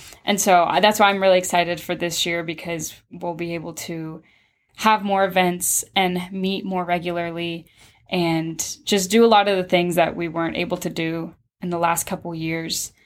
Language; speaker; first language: English; early bilingual, other home language; Spanish